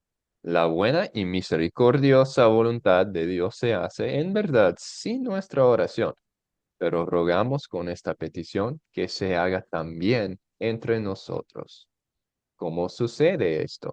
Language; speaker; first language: Spanish; non-native, fluent; English